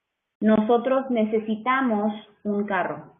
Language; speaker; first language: Spanish; non-native, fluent; English